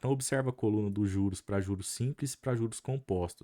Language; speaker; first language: Portuguese; native; Portuguese